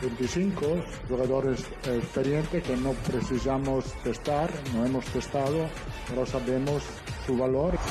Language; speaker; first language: Spanish; non-native, fluent; Italian